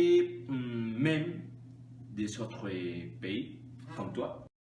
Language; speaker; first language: French; non-native, learner; Spanish